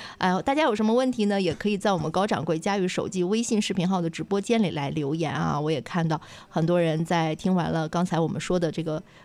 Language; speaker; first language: Chinese; native; Chinese